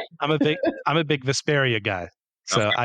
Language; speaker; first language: English; native; English